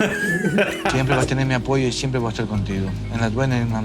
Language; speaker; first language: Spanish; native; Spanish